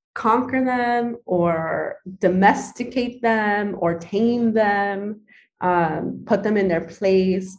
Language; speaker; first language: English; early bilingual, other home language; Spanish